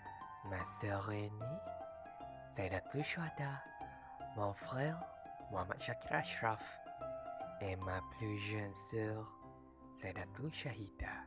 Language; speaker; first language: French; non-native, learner; Malay